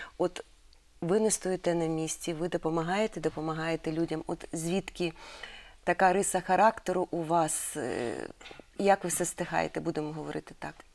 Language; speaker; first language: Ukrainian; native; Ukrainian